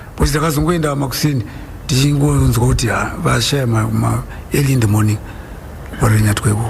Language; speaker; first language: Shona; native; Shona